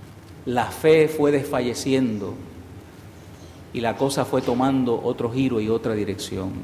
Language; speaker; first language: Spanish; native; Spanish